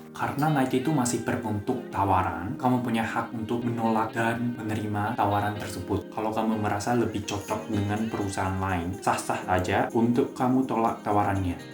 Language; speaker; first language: Indonesian; non-native, fluent; Japanese